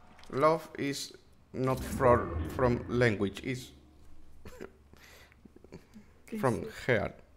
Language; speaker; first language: English; non-native, learner; Spanish